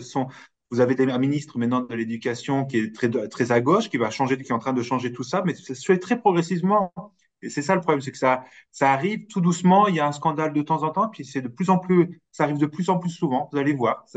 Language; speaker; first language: French; native; French